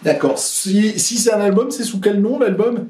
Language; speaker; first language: French; native; French